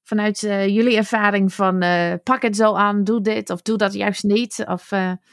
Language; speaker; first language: Dutch; non-native, fluent; English